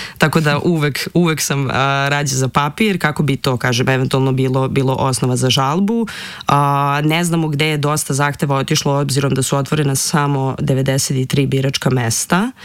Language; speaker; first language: Serbian; native; Serbian